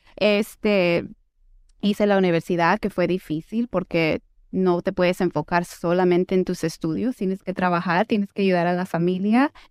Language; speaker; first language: Spanish; early bilingual, heritage; Spanish